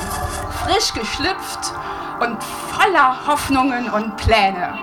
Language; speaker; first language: German; native; German